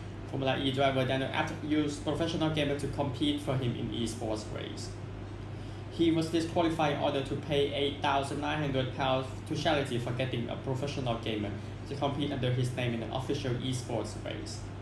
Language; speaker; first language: English; non-native, fluent; Thai